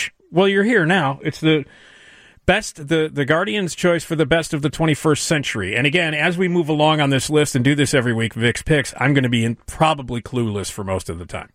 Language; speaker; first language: English; native; English